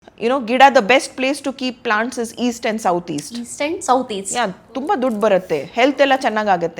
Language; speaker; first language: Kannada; non-native, fluent; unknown